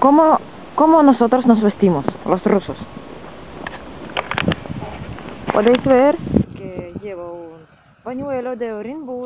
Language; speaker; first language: Spanish; non-native, fluent; Russian